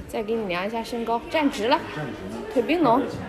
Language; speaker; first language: Chinese; native; Chinese